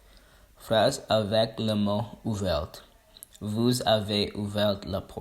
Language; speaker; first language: French; non-native, learner; English